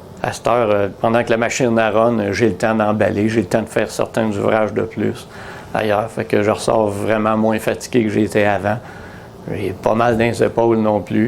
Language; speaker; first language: French; native; French